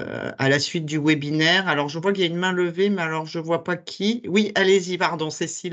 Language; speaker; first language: French; native; French